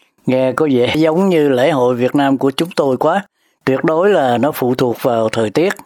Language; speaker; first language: Vietnamese; native; Vietnamese